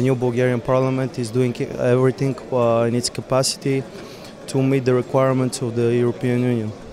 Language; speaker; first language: English; non-native, fluent; Bulgarian